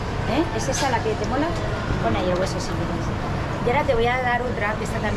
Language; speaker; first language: Spanish; native; Spanish